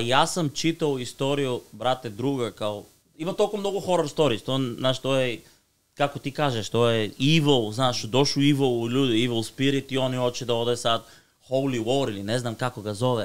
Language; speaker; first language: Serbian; non-native, learner; Bulgarian